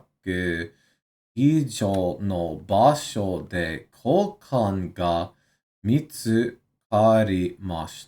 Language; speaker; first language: Japanese; non-native, learner; English